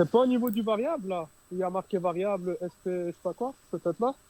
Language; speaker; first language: French; native; French